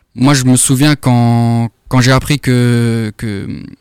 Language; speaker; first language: French; native; French